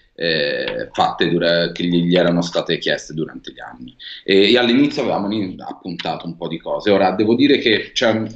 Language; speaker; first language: Italian; native; Italian